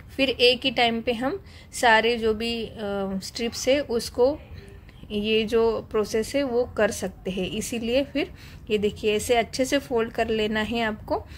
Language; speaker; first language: Hindi; non-native, local second language; Marathi